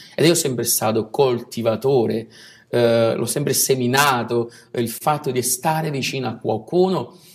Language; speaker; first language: Italian; non-native, fluent; Portuguese